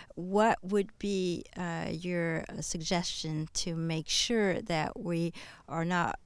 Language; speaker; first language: English; non-native, fluent; French